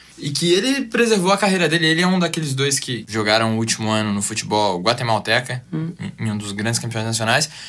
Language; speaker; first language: Portuguese; native; Portuguese